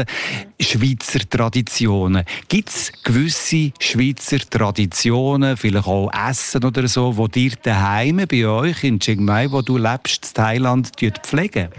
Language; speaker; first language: German; native; German